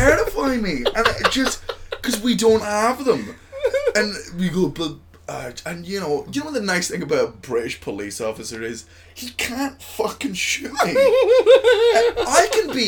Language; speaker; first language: English; native; English